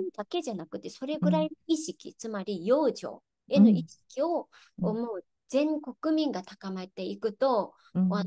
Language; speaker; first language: Japanese; non-native, fluent; Chinese